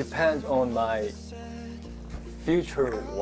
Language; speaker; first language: English; non-native, learner; Korean